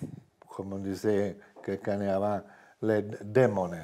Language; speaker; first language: French; non-native, fluent; Italian